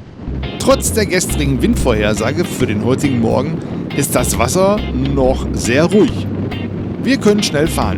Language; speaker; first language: German; native; German